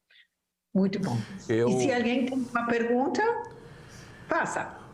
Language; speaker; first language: Portuguese; non-native, fluent; German